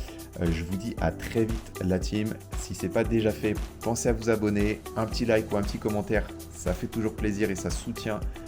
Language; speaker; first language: French; native; French